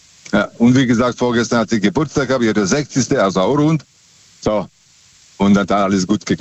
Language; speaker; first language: German; non-native, fluent; Serbian